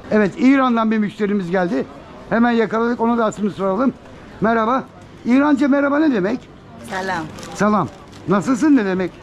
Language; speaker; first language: Turkish; native; Turkish